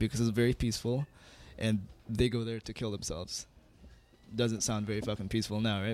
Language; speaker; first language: English; non-native, fluent; Indonesian